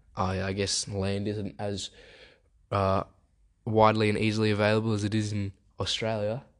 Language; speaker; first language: English; early bilingual, other home language; German